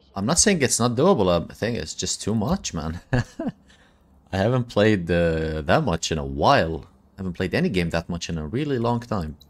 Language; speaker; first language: English; non-native, fluent; Arabic